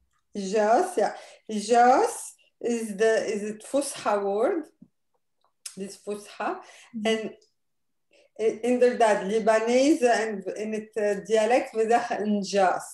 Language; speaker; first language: Dutch; non-native, fluent; Arabic